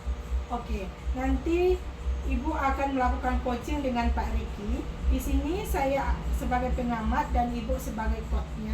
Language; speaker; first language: Indonesian; native; Indonesian